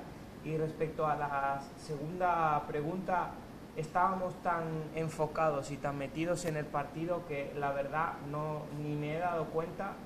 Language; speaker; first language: Spanish; native; Spanish